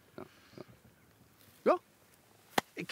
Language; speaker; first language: German; native; German